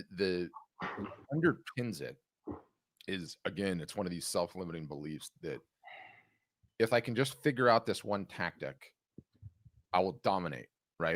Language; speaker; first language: English; native; English